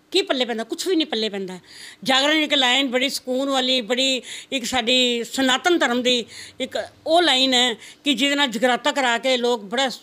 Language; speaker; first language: Punjabi; non-native, local second language; Rajasthani